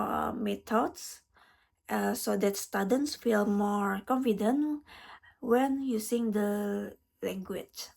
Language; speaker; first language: English; non-native, learner; Indonesian